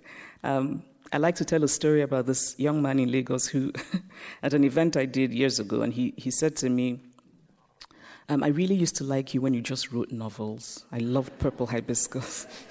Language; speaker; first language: English; non-native, local second language; Igbo